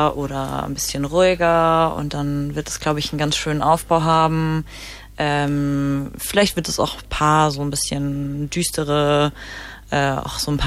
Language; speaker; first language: German; native; German